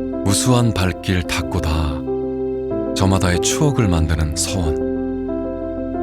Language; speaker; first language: Korean; native; Korean